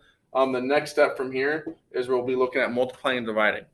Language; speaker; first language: English; native; English